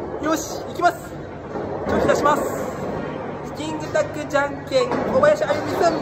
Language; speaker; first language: Japanese; native; Japanese